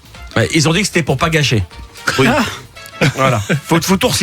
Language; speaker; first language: French; native; French